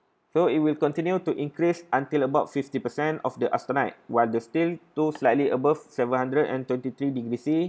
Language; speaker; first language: English; non-native, local second language; Malay